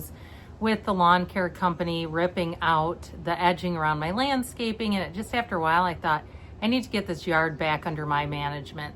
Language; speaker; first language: English; native; English